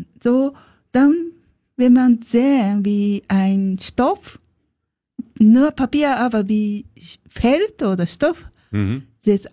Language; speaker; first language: German; non-native, learner; Japanese